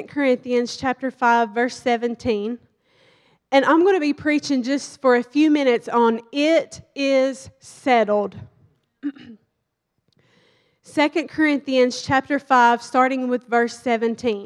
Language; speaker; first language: English; native; English